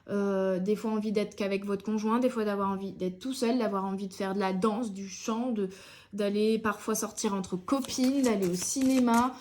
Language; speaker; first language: French; native; French